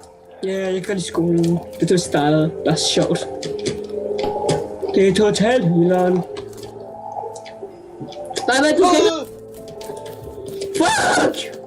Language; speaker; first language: Danish; native; Danish